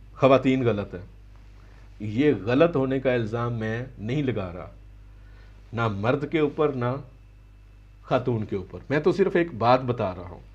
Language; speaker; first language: Urdu; native; Urdu